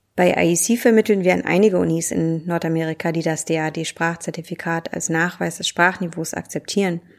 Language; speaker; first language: German; native; German